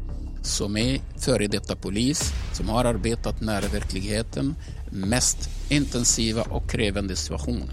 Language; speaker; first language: Swedish; non-native, fluent; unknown